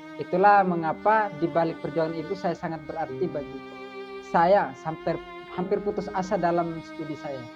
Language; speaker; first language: Indonesian; non-native, local second language; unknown